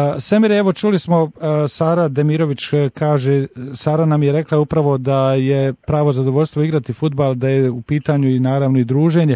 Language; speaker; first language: Serbian; native; Serbian